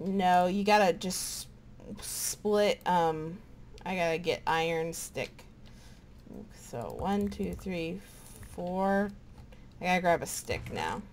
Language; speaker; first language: English; native; English